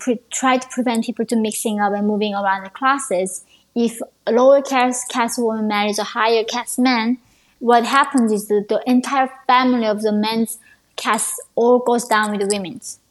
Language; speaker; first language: English; non-native, fluent; Korean